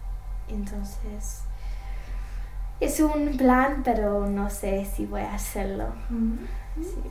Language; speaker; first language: Spanish; non-native, learner; English